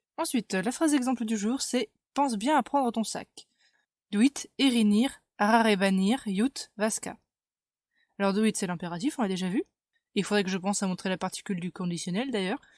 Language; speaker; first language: French; native; French